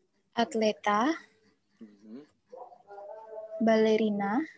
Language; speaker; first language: Spanish; non-native, learner; Indonesian